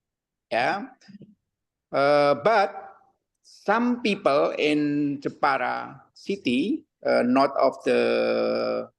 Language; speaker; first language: English; non-native, learner; Indonesian